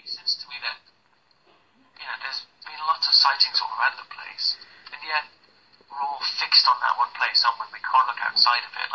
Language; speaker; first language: English; native; English